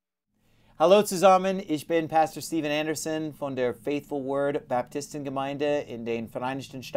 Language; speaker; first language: German; non-native, learner; English